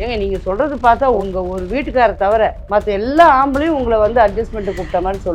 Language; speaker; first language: Tamil; native; Tamil